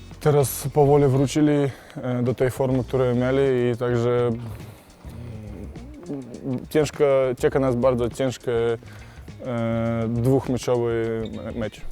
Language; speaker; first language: Polish; non-native, fluent; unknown